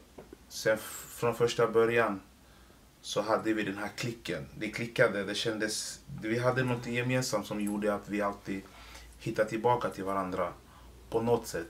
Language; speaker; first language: Swedish; early bilingual, other home language; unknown